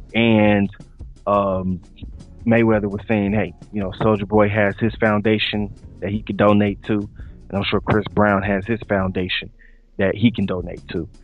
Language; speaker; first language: English; native; English